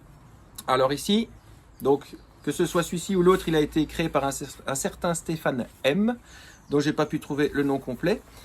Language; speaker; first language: French; native; French